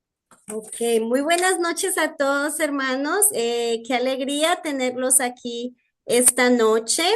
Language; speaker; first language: Spanish; native; Spanish